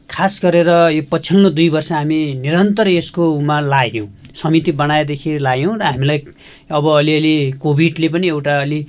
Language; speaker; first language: Nepali; native; Nepali